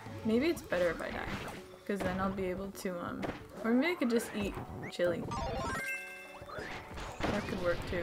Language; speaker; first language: English; native; English